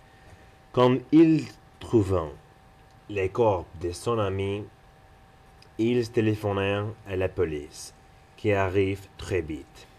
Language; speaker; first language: French; non-native, learner; Spanish